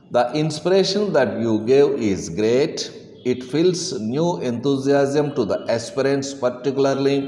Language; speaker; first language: English; non-native, local second language; Telugu